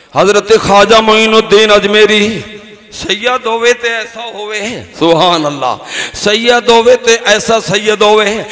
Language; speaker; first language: Urdu; non-native, local second language; Punjabi